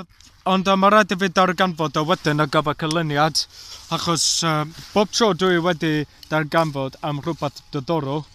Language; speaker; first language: Welsh; non-native, learner; English